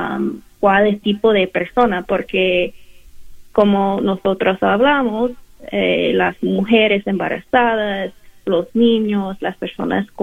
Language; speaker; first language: Spanish; non-native, learner; English